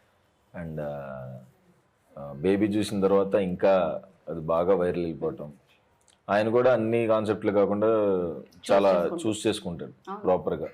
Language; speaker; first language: Telugu; native; Telugu